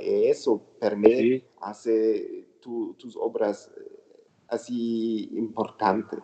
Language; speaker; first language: Spanish; non-native, learner; German